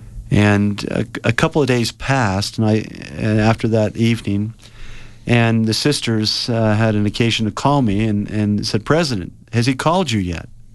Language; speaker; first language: English; native; English